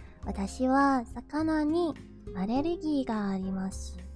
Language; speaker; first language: Japanese; non-native, learner; English